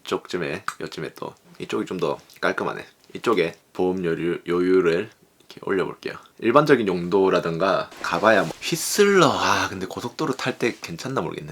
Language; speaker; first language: Korean; native; Korean